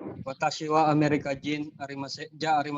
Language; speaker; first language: Japanese; non-native, learner; Filipino